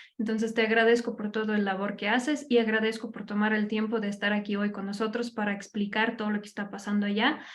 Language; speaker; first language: Spanish; non-native, fluent; Ukrainian